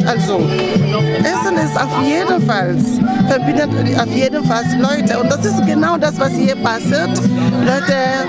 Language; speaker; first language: German; non-native, fluent; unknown